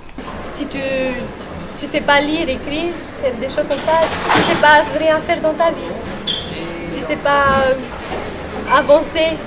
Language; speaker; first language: French; early bilingual, other home language; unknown